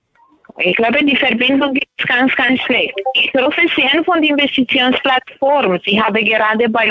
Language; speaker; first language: German; non-native, learner; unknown